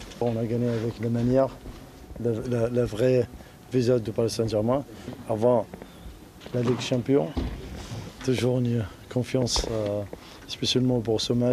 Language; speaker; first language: French; non-native, learner; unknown